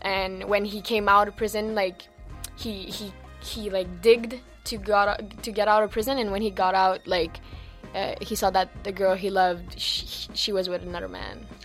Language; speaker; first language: English; early bilingual, other home language; French